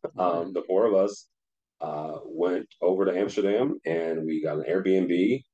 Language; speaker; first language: English; native; English